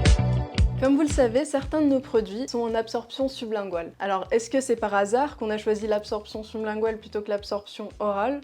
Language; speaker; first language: French; native; French